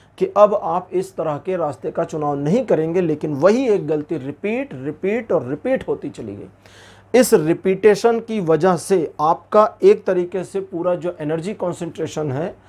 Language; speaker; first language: Hindi; native; Hindi